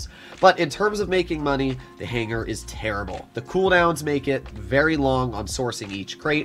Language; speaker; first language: English; native; English